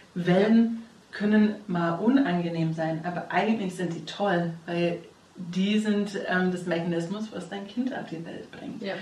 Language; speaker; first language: German; non-native, fluent; English